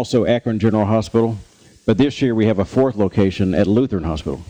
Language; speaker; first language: English; native; English